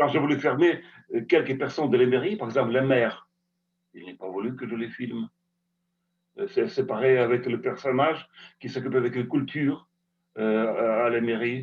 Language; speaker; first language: French; non-native, fluent; Russian